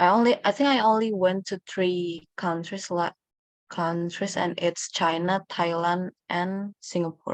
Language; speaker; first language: English; non-native, learner; Indonesian